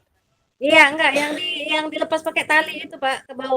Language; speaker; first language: Malay; native; Malay